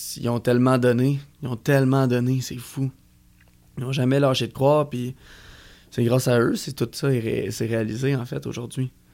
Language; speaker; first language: French; native; French